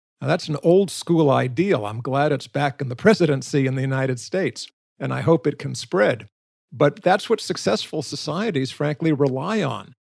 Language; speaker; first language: English; native; English